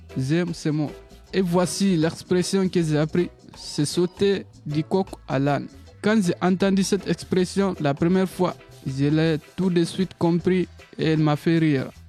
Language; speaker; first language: French; non-native, local second language; Mandingo